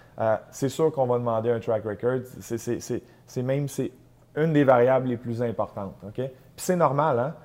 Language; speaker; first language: French; native; French